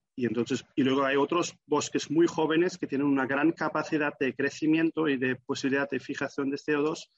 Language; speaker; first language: Spanish; non-native, fluent; German